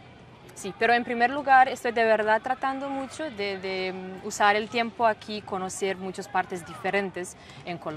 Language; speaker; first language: Spanish; non-native, fluent; Serbian